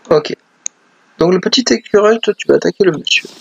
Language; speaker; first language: French; native; French